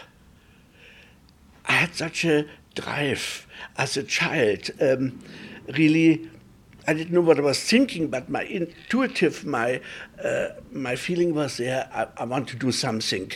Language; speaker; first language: English; early bilingual, other home language; Polish